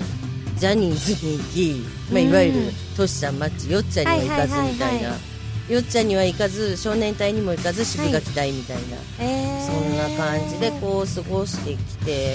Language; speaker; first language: Japanese; native; Japanese